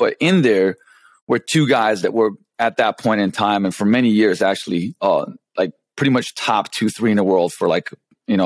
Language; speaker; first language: English; non-native, fluent; Slovenian